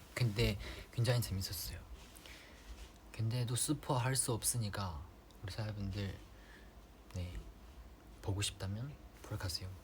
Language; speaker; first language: Korean; non-native, fluent; Chinese